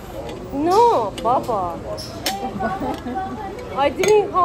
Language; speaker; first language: English; non-native, learner; Persian